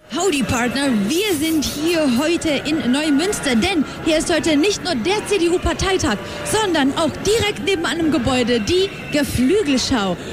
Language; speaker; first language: German; early bilingual, other home language; Russian